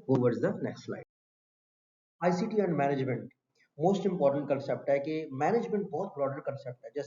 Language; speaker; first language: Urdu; non-native, local second language; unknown